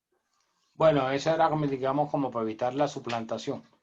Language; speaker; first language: Spanish; native; Spanish